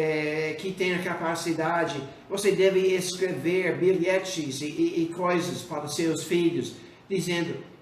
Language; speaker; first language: Portuguese; non-native, fluent; English